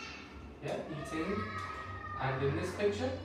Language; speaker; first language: English; native; English